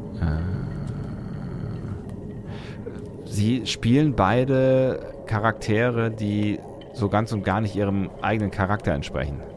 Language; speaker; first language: German; native; German